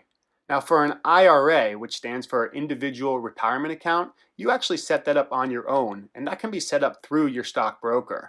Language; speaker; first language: English; native; English